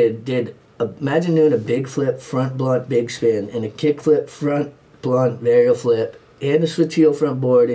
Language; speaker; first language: English; native; English